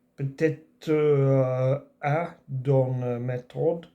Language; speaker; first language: French; non-native, learner; English